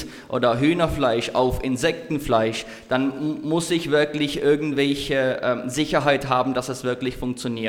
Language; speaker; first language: German; non-native, learner; Czech